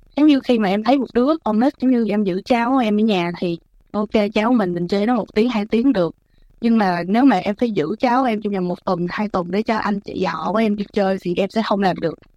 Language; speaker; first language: Vietnamese; native; Vietnamese